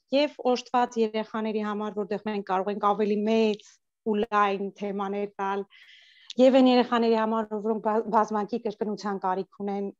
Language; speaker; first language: Armenian; native; Armenian